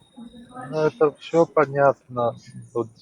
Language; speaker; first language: Russian; non-native, fluent; Georgian